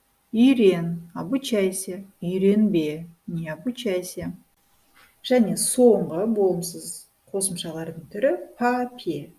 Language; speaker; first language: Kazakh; native; Kazakh